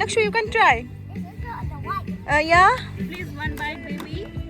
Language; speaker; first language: English; non-native, local second language; Bangla